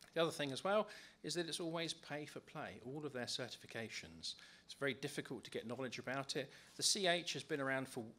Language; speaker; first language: English; native; English